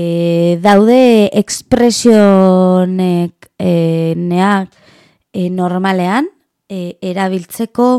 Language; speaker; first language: Basque; non-native, learner; Spanish